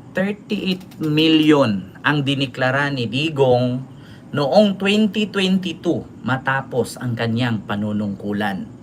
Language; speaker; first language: Filipino; native; Filipino